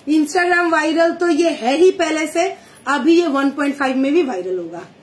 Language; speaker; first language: Hindi; non-native, local second language; Bangla